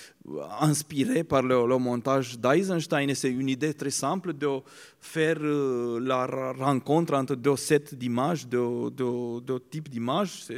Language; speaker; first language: French; non-native, fluent; Romanian